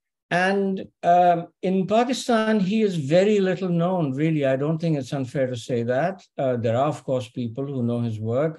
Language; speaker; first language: English; non-native, local second language; Urdu